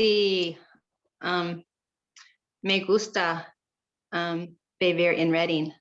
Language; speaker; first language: Spanish; non-native, learner; English